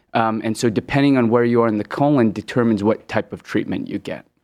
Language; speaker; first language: English; early bilingual, other home language; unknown